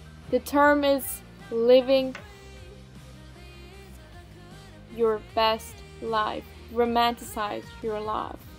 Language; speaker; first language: English; non-native, fluent; German